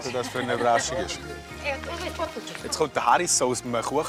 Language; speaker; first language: German; native; German